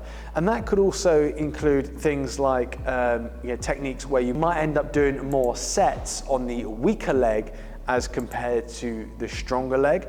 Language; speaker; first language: English; native; English